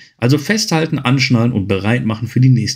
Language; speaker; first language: German; native; German